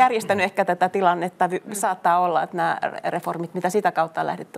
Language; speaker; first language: Finnish; native; Finnish